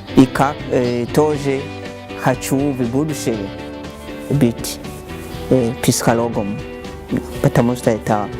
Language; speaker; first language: Russian; non-native, learner; Rundi